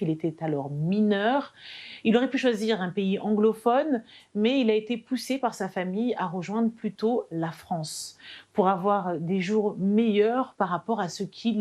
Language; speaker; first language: French; native; French